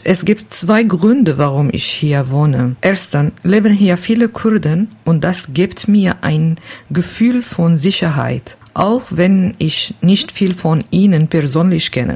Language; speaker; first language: German; non-native, learner; Kurdish